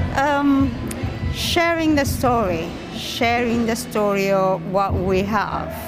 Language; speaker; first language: English; non-native, fluent; Amharic